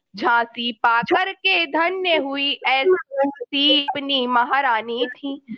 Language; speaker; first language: Hindi; native; Hindi